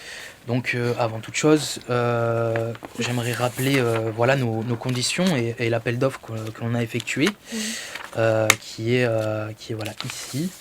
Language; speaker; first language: French; native; French